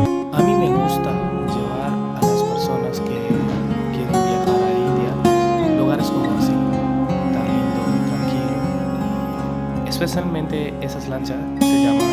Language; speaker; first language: Spanish; non-native, learner; Hindi